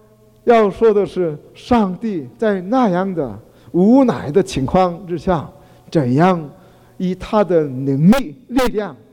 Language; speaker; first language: Chinese; non-native, fluent; Korean